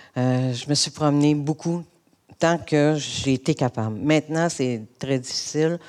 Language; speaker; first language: French; native; French